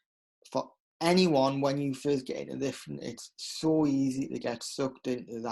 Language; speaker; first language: English; native; English